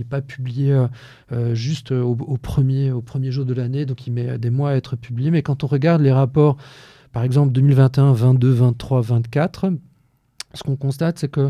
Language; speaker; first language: French; native; French